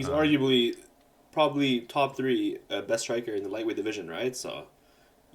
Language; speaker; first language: English; native; English